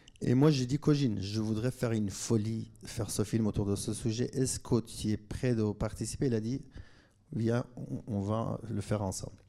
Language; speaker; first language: French; non-native, fluent; Kurdish